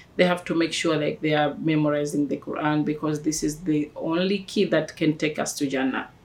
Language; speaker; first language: English; non-native, local second language; Swahili